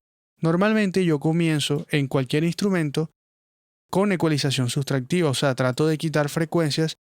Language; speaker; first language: Spanish; native; Spanish